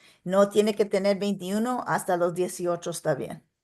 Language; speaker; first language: Spanish; non-native, local second language; English